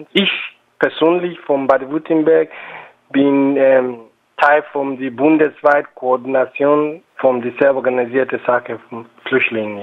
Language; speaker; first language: German; non-native, fluent; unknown